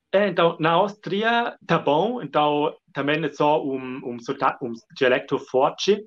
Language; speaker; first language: Portuguese; non-native, fluent; German